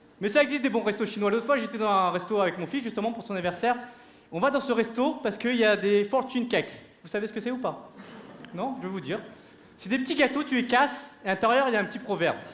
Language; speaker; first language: French; early bilingual, other home language; Vietnamese